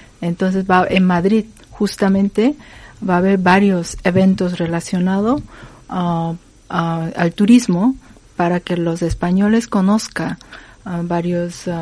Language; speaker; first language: Spanish; non-native, fluent; Korean